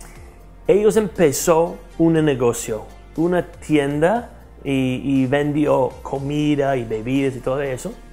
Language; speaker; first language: Spanish; non-native, fluent; English